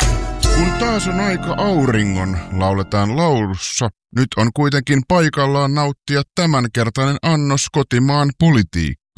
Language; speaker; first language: Finnish; native; Finnish